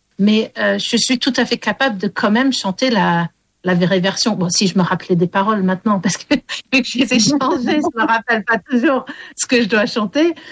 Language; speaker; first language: French; early bilingual, heritage; English